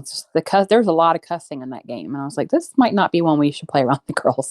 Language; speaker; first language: English; native; English